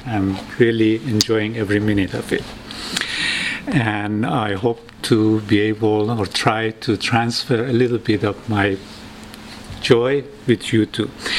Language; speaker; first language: English; non-native, fluent; Persian